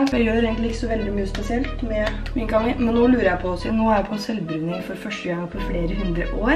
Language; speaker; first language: Norwegian; native; Norwegian